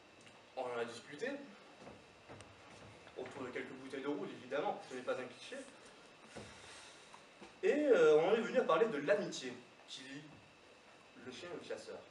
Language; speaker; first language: French; native; French